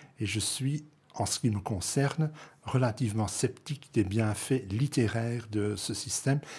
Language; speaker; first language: French; non-native, local second language; Dutch